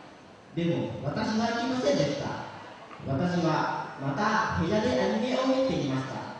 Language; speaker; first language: Japanese; non-native, learner; Lao